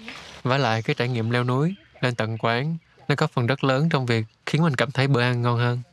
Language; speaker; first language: Vietnamese; native; Vietnamese